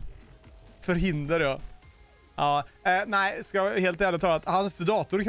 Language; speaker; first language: Swedish; native; Swedish